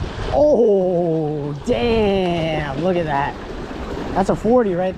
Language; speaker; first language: English; early bilingual, other home language; Korean